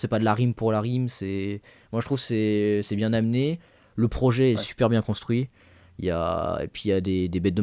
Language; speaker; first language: French; native; French